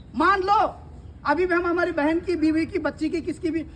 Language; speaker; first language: Hindi; non-native, local second language; Marathi